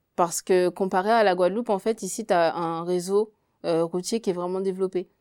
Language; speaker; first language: French; native; French